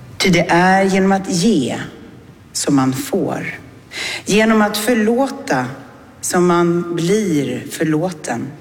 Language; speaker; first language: Swedish; native; Swedish